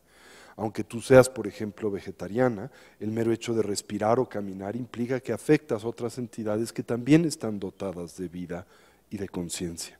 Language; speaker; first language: Spanish; native; Spanish